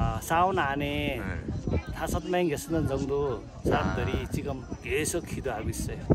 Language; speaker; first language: Korean; non-native, fluent; Nepali